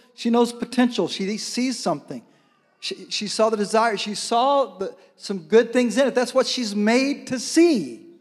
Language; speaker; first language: English; native; English